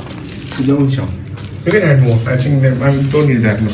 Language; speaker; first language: English; non-native, local second language; Hindi